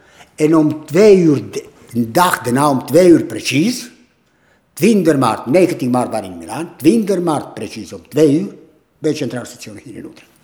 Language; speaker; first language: Dutch; non-native, learner; Italian